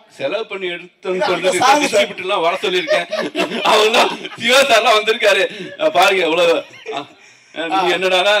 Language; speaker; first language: Tamil; native; Tamil